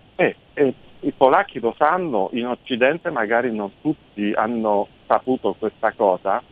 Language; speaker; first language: Italian; non-native, fluent; Polish